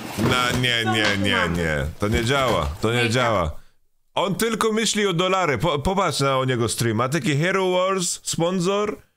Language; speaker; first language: Polish; non-native, learner; Swedish